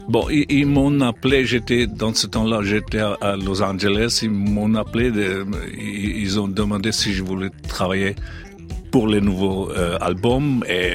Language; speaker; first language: French; non-native, fluent; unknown